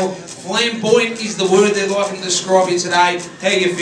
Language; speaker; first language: English; native; English